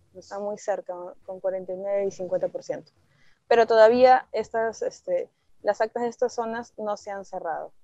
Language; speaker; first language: Spanish; native; Spanish